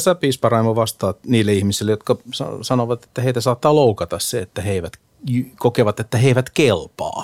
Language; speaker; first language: Finnish; native; Finnish